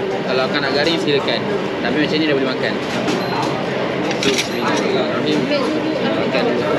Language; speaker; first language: Malay; native; Malay